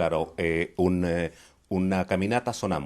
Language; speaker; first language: Spanish; native; Spanish